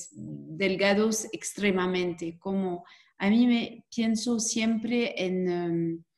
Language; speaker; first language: Spanish; non-native, fluent; French